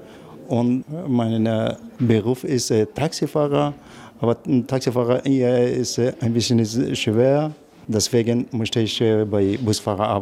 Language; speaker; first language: German; non-native, learner; Arabic